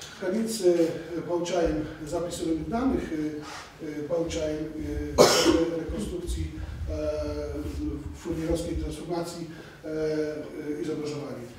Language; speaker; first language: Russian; non-native, fluent; Polish